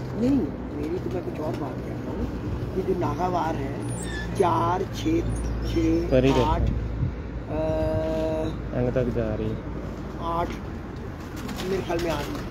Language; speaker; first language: Hindi; non-native, local second language; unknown